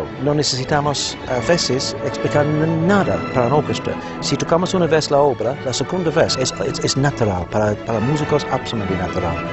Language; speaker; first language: Spanish; non-native, fluent; English